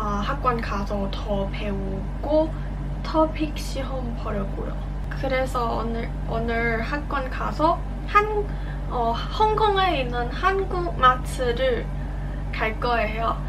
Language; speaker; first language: Korean; non-native, learner; Cantonese